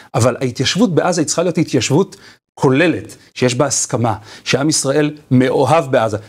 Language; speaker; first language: Hebrew; native; Hebrew